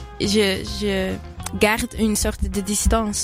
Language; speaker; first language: French; non-native, fluent; Dutch